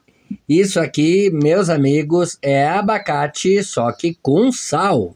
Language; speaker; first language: Portuguese; native; Portuguese